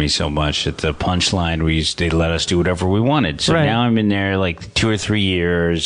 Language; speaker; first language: English; native; English